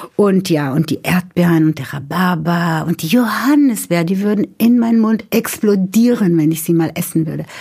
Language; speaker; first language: German; native; German